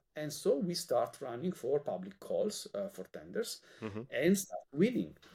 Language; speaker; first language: English; non-native, fluent; Italian